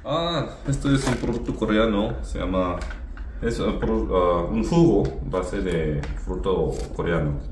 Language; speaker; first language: Spanish; non-native, learner; Korean